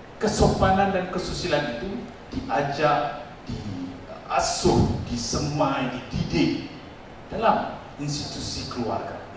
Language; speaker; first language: Malay; non-native, local second language; Tamil